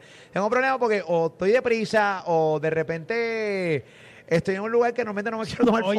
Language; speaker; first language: Spanish; native; Spanish